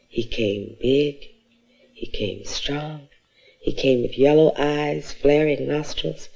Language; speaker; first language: English; native; English